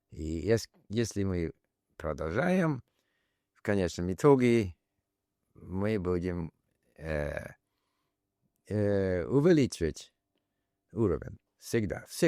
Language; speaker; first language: Russian; non-native, learner; English